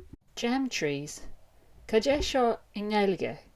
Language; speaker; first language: Irish; non-native, learner; English